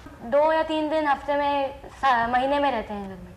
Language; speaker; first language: Hindi; native; Hindi